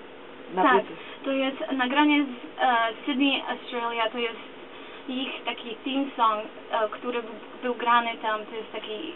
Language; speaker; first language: Polish; early bilingual, other home language; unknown